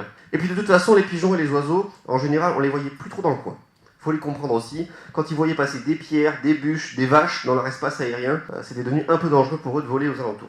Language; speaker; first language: French; native; French